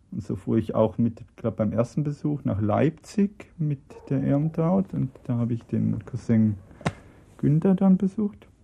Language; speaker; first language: German; native; German